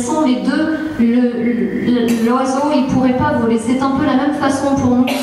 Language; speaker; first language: French; native; French